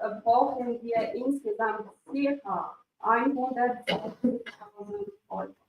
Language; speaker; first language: German; non-native, fluent; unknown